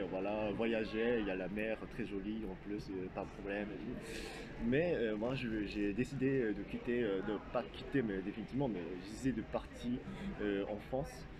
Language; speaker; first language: French; non-native, fluent; Japanese